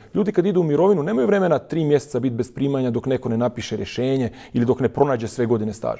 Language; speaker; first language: Croatian; native; Croatian